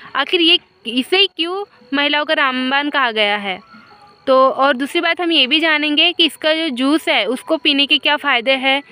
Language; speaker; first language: Hindi; non-native, local second language; Marathi